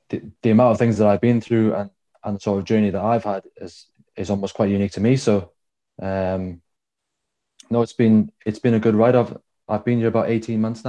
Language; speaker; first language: English; native; English